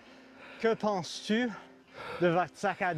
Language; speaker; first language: French; non-native, learner; English